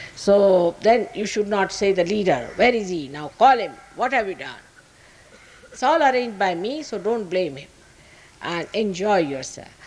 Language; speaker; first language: English; non-native, local second language; Marathi